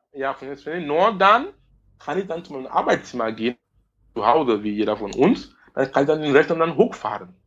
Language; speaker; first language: German; non-native, fluent; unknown